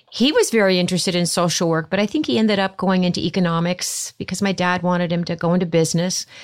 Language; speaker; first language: English; native; English